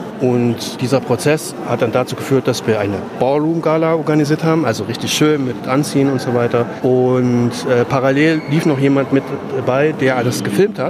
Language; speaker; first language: German; native; German